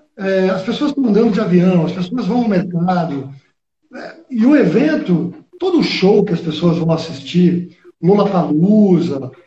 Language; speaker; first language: Portuguese; early bilingual, other home language; Spanish